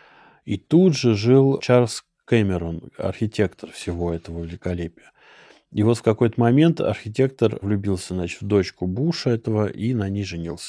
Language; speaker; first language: Russian; native; Russian